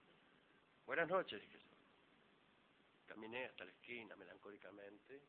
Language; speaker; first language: Spanish; native; Spanish